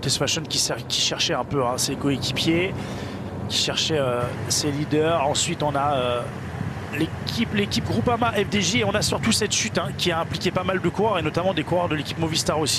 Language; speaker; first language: French; native; French